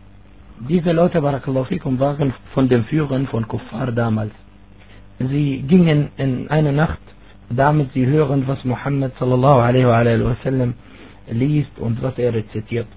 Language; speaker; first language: German; non-native, fluent; Arabic